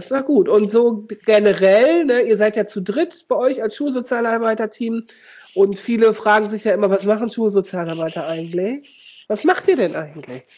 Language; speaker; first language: German; native; German